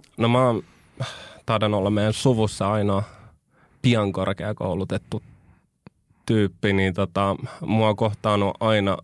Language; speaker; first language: Finnish; early bilingual, other home language; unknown